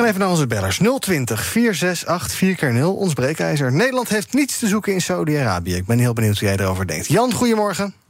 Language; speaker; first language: Dutch; native; Dutch